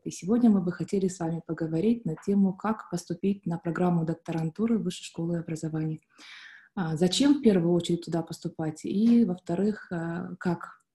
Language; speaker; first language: Russian; non-native, local second language; Kazakh